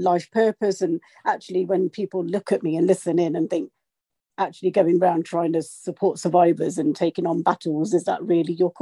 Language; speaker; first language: English; native; English